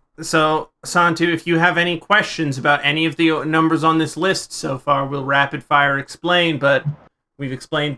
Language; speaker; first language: English; native; English